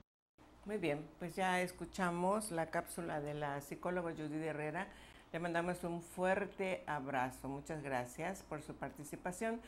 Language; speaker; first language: Spanish; native; Spanish